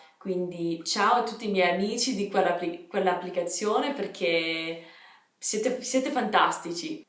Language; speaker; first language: Italian; non-native, fluent; English